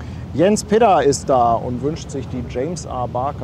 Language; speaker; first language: German; native; German